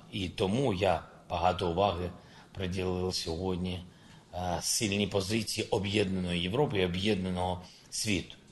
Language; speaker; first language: Ukrainian; non-native, local second language; Russian